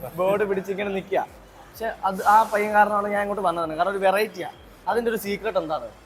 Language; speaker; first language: Malayalam; native; Malayalam